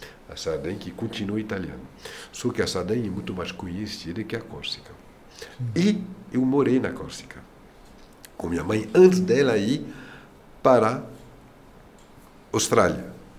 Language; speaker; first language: Portuguese; non-native, fluent; French